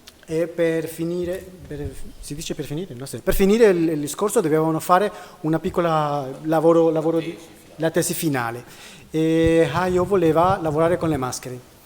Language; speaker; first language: Italian; non-native, learner; Spanish